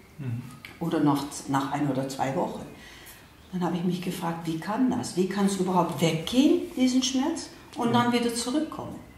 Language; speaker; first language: German; non-native, fluent; Dutch